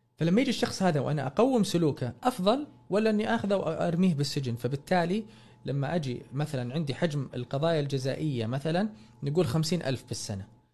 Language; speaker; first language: Arabic; native; Arabic